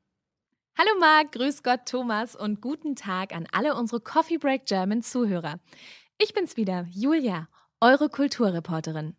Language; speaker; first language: German; native; German